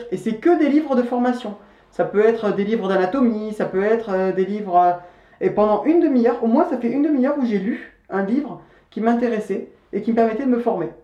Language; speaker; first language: French; native; French